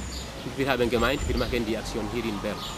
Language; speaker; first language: German; non-native, fluent; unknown